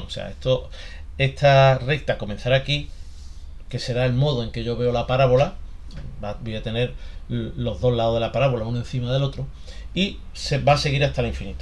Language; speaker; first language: Spanish; native; Spanish